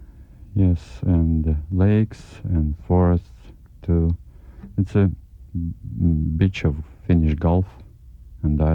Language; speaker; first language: English; non-native, learner; Russian